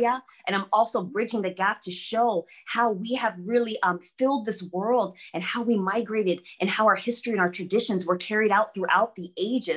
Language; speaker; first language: English; early bilingual, other home language; German